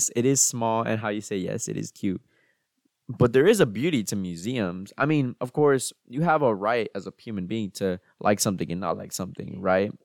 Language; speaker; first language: English; native; English